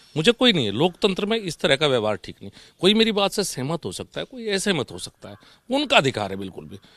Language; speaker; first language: Hindi; native; Hindi